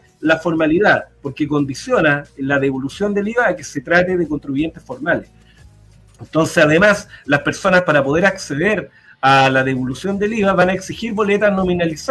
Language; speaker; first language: Spanish; native; Spanish